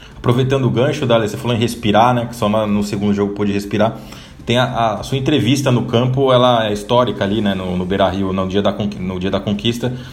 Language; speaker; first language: Portuguese; native; Portuguese